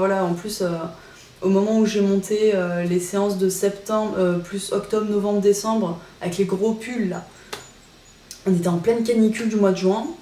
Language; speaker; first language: French; native; French